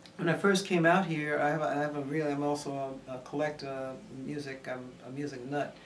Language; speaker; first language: English; native; English